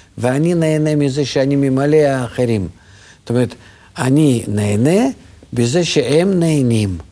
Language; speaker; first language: Hebrew; non-native, fluent; Russian